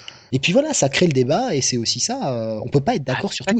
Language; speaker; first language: French; native; French